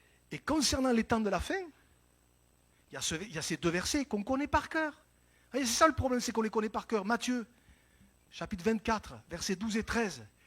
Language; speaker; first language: French; native; French